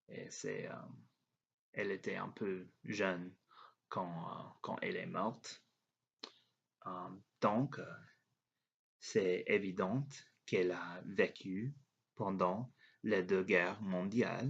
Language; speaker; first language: French; non-native, learner; English